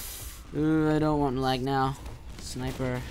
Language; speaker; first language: English; native; English